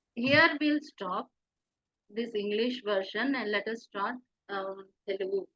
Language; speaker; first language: English; non-native, local second language; Telugu